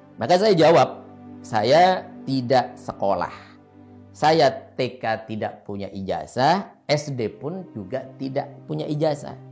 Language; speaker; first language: Indonesian; non-native, local second language; Madurese